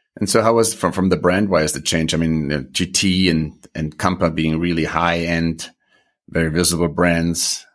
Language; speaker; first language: English; non-native, fluent; German